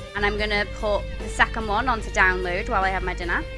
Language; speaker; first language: English; native; English